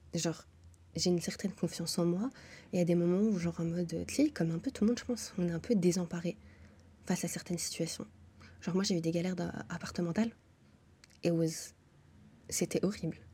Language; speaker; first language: French; native; French